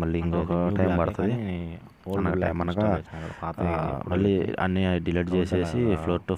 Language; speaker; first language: Telugu; native; Telugu